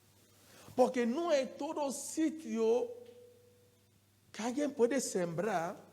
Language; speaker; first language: Spanish; non-native, learner; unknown